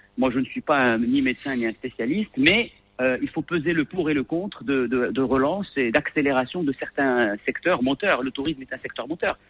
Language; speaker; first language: French; non-native, local second language; Arabic